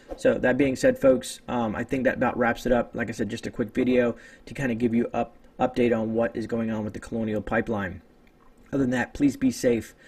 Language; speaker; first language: English; native; English